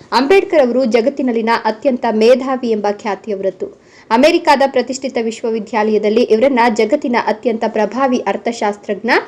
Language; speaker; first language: Kannada; native; Kannada